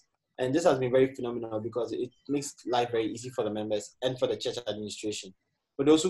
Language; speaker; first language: English; non-native, local second language; Akan